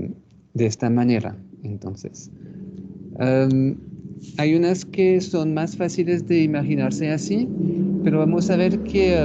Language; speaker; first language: Spanish; non-native, fluent; French